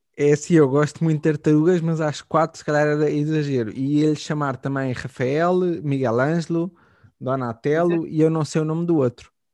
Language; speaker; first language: Portuguese; native; Portuguese